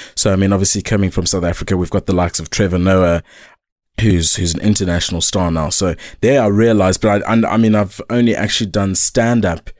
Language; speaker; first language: English; native; English